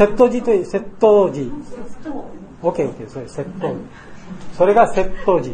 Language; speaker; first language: Japanese; non-native, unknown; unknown